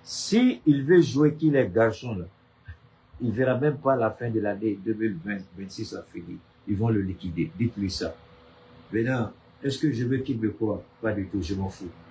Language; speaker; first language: French; native; French